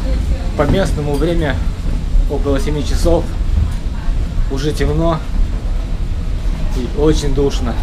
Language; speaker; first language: Russian; native; Russian